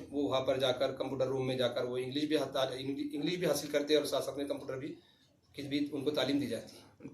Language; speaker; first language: Urdu; native; Urdu